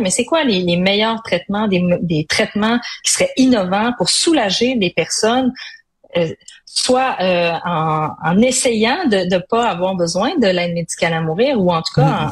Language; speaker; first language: French; native; French